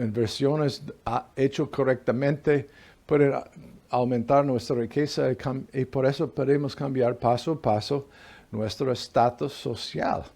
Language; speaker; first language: Spanish; non-native, fluent; English